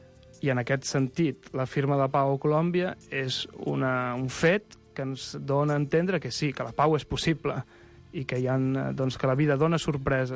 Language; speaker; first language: Catalan; native; Catalan